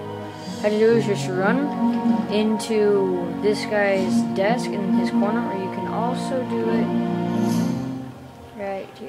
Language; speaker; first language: English; native; English